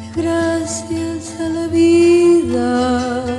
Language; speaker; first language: French; non-native, fluent; Spanish